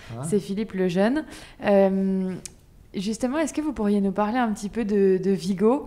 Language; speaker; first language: French; native; French